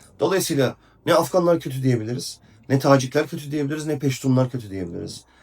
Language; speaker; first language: Turkish; native; Turkish